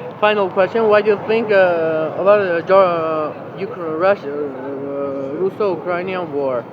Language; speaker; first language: English; non-native, learner; Georgian